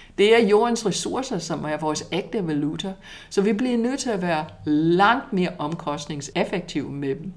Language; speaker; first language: Danish; non-native, fluent; English